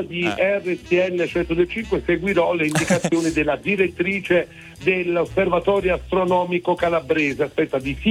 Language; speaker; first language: Italian; native; Italian